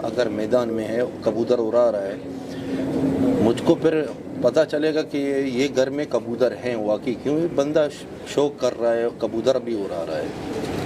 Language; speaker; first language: Hindi; non-native, learner; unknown